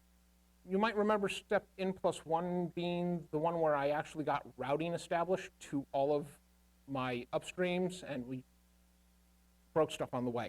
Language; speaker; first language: English; native; English